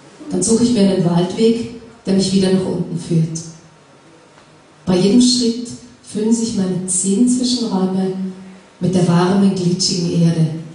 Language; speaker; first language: German; native; German